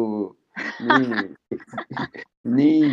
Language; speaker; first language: Japanese; non-native, learner; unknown